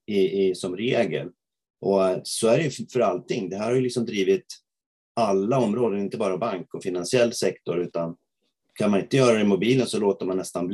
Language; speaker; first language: Swedish; native; Swedish